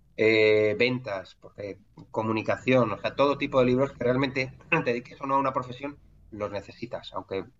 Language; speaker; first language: Spanish; native; Spanish